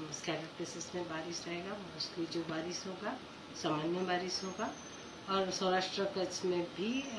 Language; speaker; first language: Hindi; non-native, local second language; Gujarati